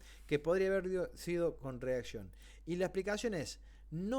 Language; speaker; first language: Spanish; native; Spanish